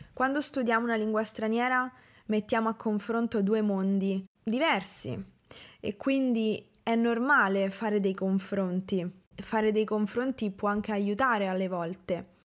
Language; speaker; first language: Italian; native; Italian